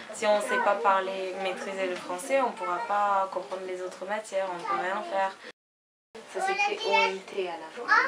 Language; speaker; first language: French; non-native, fluent; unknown